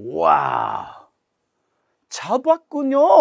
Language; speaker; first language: Korean; non-native, learner; English